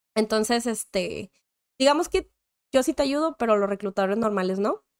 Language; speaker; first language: Spanish; native; Spanish